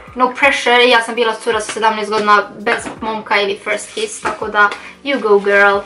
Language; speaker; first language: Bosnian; early bilingual, heritage; Bosnian